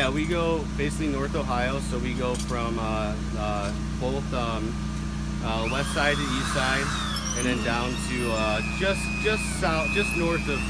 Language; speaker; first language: English; native; English